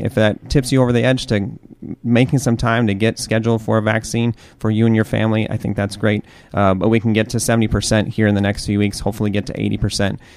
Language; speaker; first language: English; native; English